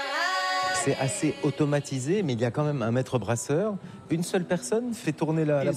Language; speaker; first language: French; native; French